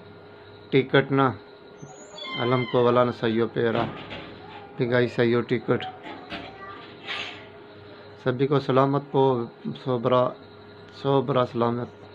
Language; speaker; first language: Filipino; non-native, learner; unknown